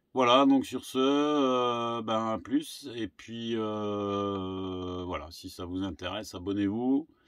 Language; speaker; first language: French; native; French